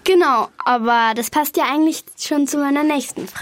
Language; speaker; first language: German; native; German